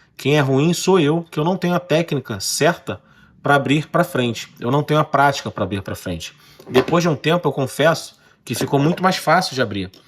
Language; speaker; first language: Portuguese; native; Portuguese